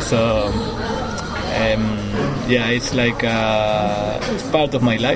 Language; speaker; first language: English; non-native, learner; Spanish